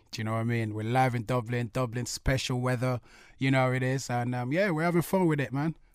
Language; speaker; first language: English; native; English